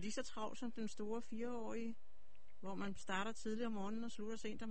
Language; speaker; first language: Danish; native; Danish